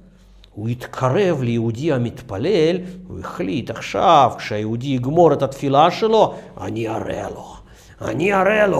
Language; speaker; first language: Hebrew; non-native, fluent; Russian